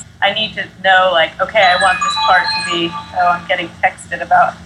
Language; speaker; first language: English; native; English